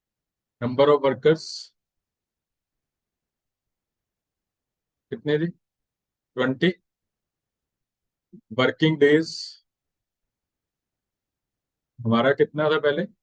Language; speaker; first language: Hindi; native; Hindi